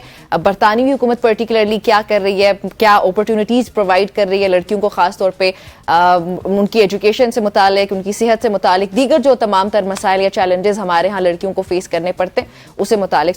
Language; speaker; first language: Urdu; native; Urdu